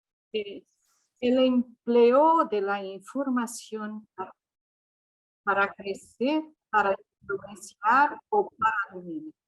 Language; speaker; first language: Spanish; non-native, fluent; Italian